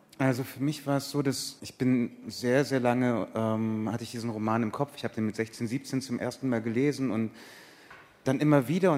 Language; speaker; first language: German; early bilingual, other home language; Persian